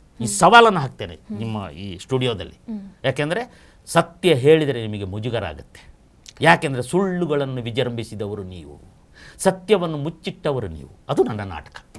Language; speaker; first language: Kannada; non-native, local second language; Kodava